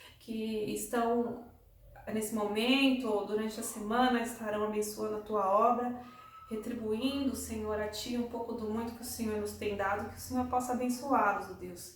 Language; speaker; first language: Portuguese; native; Portuguese